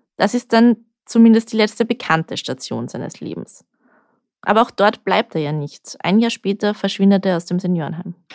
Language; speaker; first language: German; native; German